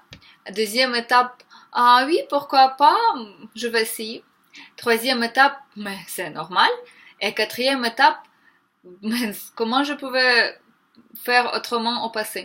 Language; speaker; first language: French; non-native, learner; Ukrainian